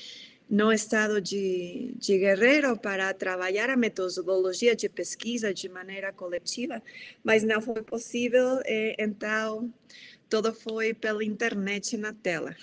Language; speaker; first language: Portuguese; non-native, fluent; Spanish